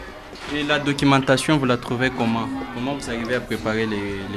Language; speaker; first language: French; non-native, local second language; Swahili